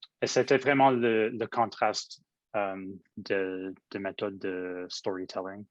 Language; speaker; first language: French; non-native, local second language; English